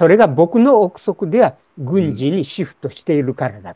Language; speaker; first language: Japanese; native; Japanese